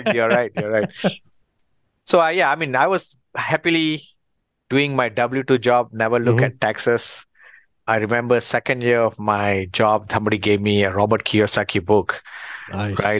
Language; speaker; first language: English; non-native, local second language; Tamil